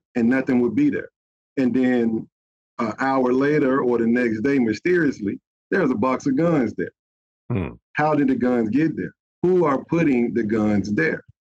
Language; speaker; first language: English; native; English